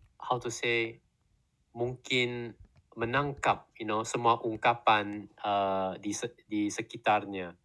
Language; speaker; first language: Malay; non-native, learner; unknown